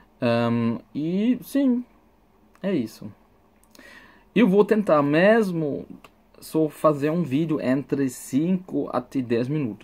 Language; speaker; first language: Portuguese; non-native, fluent; German